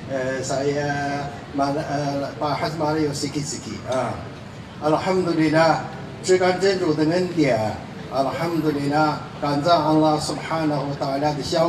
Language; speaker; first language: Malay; non-native, learner; Chinese